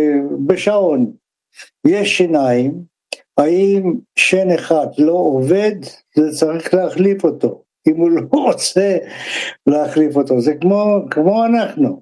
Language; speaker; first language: Hebrew; non-native, fluent; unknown